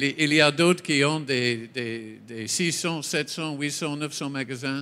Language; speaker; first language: French; non-native, fluent; English